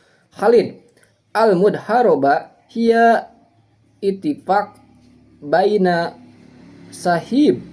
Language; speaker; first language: Arabic; non-native, learner; Indonesian